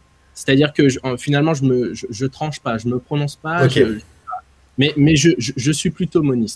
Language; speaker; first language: French; native; French